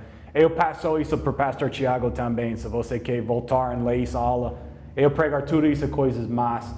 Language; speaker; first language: Portuguese; non-native, learner; English